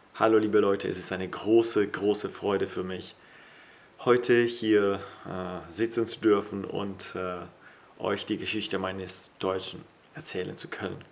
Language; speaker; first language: German; non-native, fluent; Italian